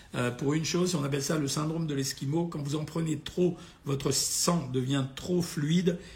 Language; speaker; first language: French; native; French